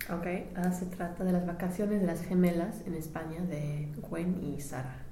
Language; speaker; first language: Spanish; non-native, learner; English